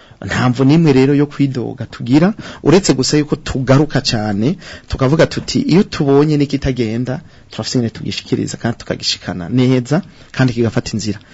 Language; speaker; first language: Rundi; native; Rundi